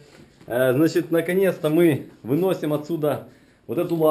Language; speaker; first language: Russian; native; Russian